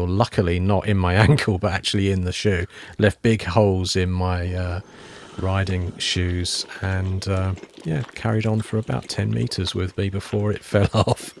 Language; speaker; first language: English; native; English